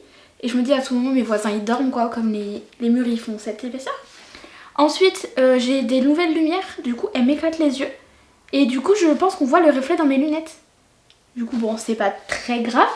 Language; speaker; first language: French; native; French